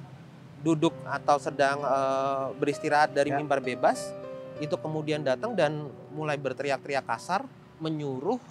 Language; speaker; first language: Indonesian; native; Indonesian